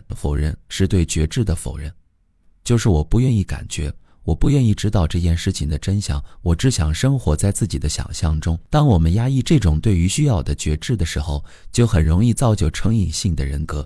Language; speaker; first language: Chinese; native; Chinese